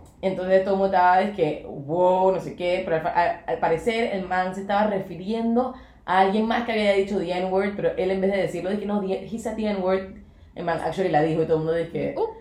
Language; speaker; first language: Spanish; native; Spanish